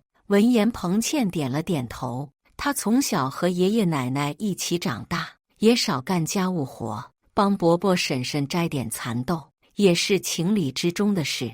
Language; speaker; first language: Chinese; native; Chinese